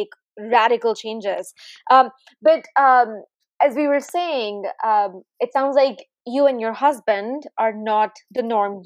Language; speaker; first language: English; non-native, local second language; Hindi